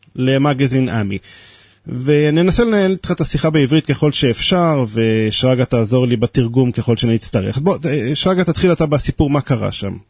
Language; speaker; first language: Hebrew; native; Hebrew